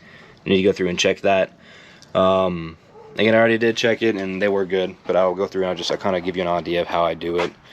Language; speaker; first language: English; native; English